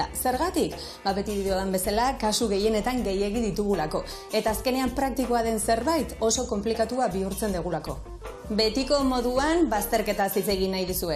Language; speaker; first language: Basque; native; Basque